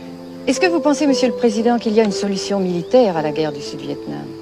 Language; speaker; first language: French; native; French